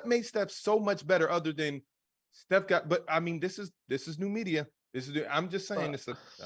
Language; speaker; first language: English; native; English